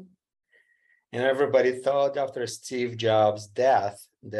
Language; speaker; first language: English; non-native, fluent; Ukrainian